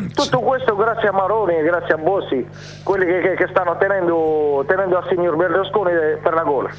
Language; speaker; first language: Italian; non-native, fluent; Arabic